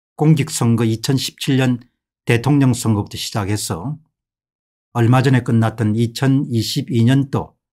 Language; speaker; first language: Korean; native; Korean